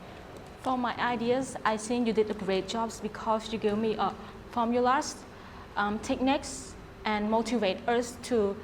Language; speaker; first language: English; non-native, learner; Khmer